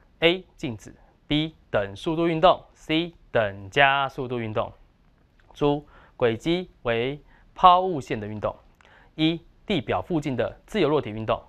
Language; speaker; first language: Chinese; native; Chinese